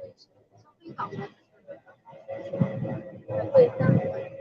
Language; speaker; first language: Chinese; native; Chinese